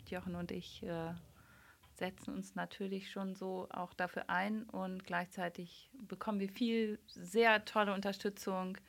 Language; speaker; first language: German; native; German